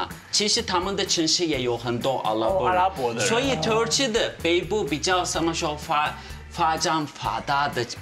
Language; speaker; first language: Chinese; non-native, fluent; Turkish